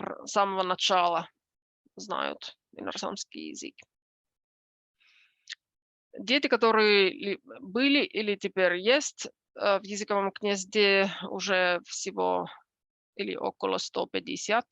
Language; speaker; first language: Russian; non-native, fluent; Finnish